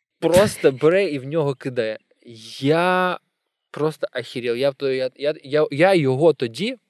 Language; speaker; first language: Ukrainian; non-native, local second language; Russian